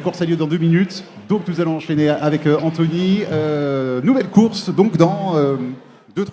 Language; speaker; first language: French; native; French